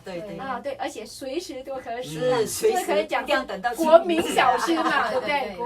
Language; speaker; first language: Chinese; non-native, fluent; Vietnamese